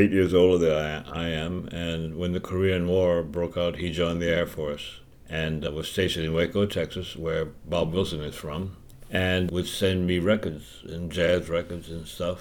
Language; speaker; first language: English; native; English